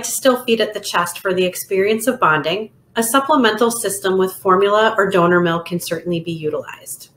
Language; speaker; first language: English; native; English